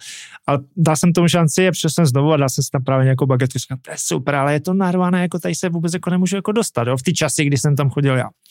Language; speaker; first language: Czech; native; Czech